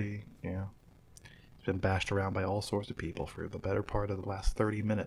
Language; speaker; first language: English; native; English